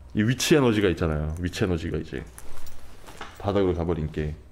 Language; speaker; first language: Korean; non-native, fluent; Portuguese